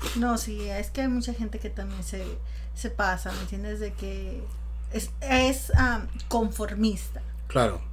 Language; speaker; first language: Spanish; native; Spanish